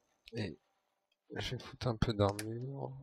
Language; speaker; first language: French; native; French